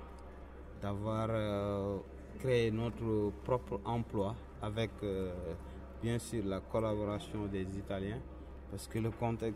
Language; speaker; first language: French; non-native, local second language; Wolof